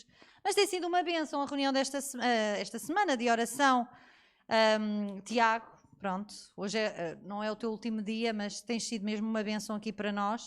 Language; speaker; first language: Portuguese; native; Portuguese